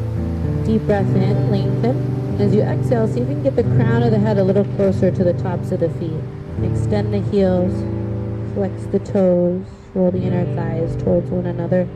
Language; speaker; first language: English; native; English